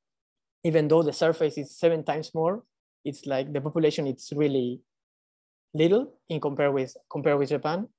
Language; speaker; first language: English; non-native, fluent; Spanish